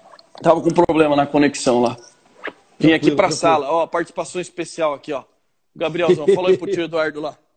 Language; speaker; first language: Portuguese; native; Portuguese